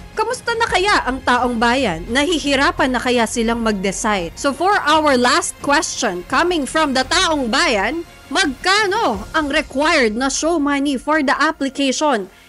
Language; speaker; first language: Filipino; native; Filipino